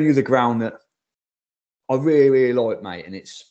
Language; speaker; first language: English; native; English